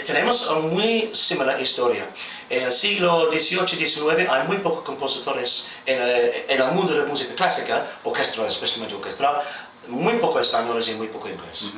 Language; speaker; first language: Spanish; non-native, fluent; English